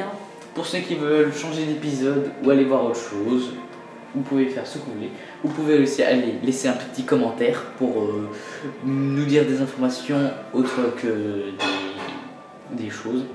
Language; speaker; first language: French; native; French